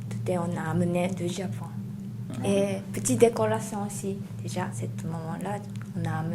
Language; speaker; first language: French; non-native, learner; Japanese